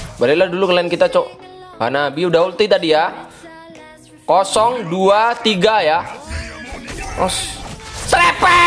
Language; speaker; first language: Indonesian; native; Indonesian